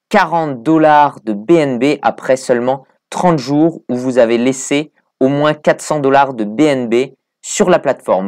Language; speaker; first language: French; native; French